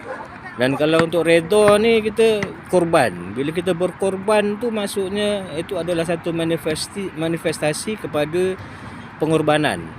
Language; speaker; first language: Malay; native; Malay